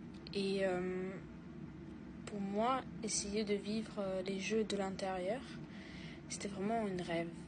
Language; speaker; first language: French; non-native, fluent; Russian